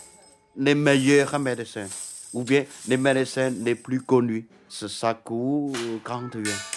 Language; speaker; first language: French; non-native, fluent; Chinese